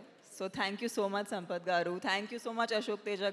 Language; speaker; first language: Telugu; non-native, fluent; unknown